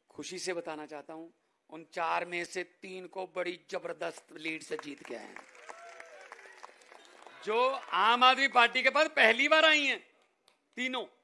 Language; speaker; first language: Hindi; non-native, local second language; Punjabi